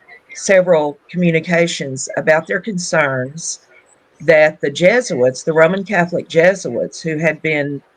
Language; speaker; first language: English; native; English